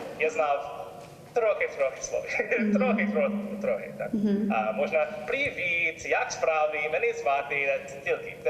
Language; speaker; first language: Ukrainian; non-native, learner; English